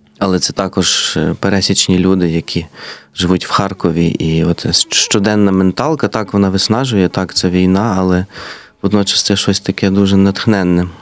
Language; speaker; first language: Ukrainian; native; Ukrainian